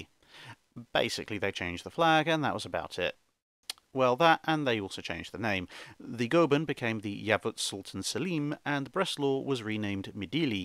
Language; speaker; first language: English; native; English